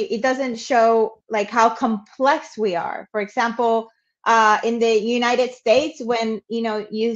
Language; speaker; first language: English; non-native, fluent; Spanish